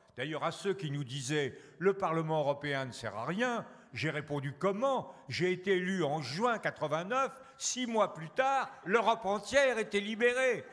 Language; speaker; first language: French; native; French